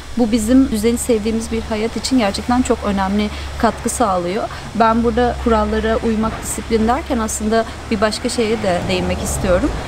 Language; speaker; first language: Turkish; native; Turkish